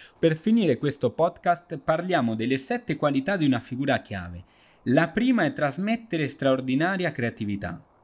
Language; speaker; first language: Italian; non-native, fluent; Spanish